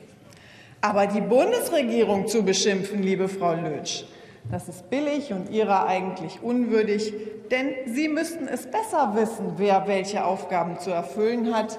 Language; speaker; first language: German; native; German